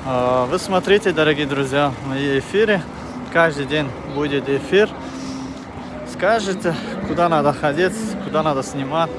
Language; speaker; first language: Russian; non-native, fluent; Tajik